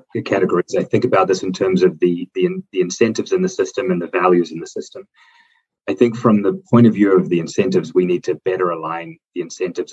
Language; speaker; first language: English; native; English